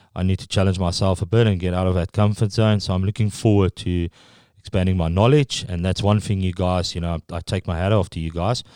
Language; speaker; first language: English; non-native, local second language; Afrikaans